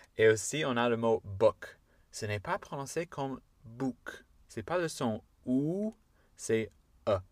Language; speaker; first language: French; non-native, fluent; English